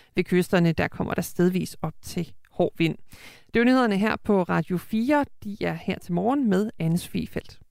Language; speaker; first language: Danish; native; Danish